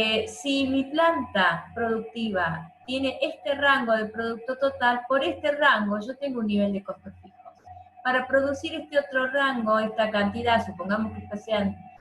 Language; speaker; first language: Spanish; native; Spanish